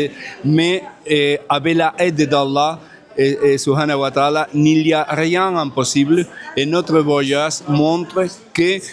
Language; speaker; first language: French; non-native, fluent; Spanish